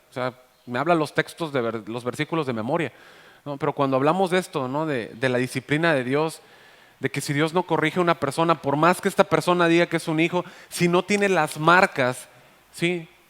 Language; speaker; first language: Spanish; native; Spanish